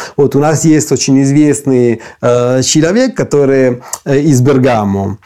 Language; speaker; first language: Russian; non-native, fluent; Italian